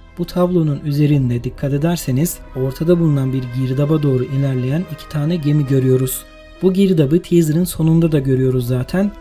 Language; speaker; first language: Turkish; native; Turkish